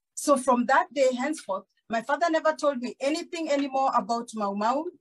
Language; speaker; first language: English; non-native, local second language; Kikuyu